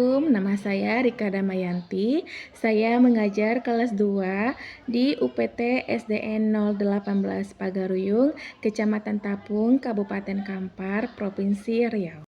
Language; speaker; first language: Indonesian; native; Indonesian